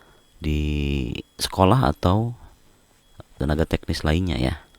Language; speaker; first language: Indonesian; native; Indonesian